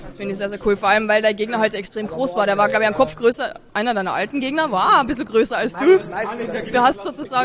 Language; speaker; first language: German; native; German